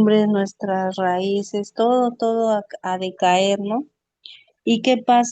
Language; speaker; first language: Spanish; native; Spanish